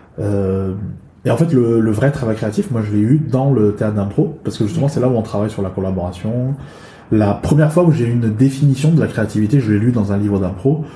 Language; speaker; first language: French; early bilingual, other home language; Chinese